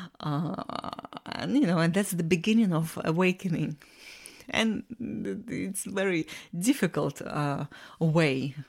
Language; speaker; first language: English; non-native, fluent; Russian